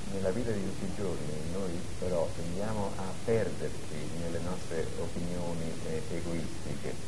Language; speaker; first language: Italian; native; Italian